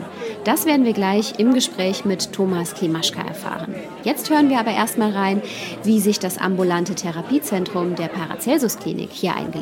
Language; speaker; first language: German; native; German